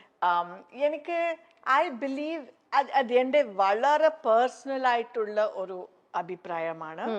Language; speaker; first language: Malayalam; non-native, local second language; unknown